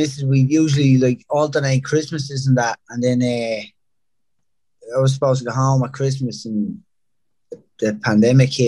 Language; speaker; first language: English; native; English